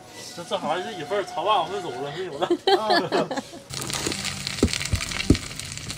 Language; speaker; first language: Chinese; native; Chinese